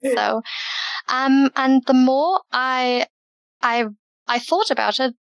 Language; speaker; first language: English; early bilingual, other home language; German